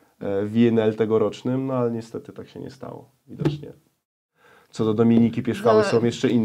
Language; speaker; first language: Polish; native; Polish